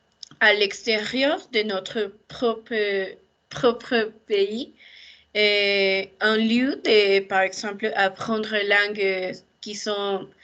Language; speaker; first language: French; non-native, learner; Spanish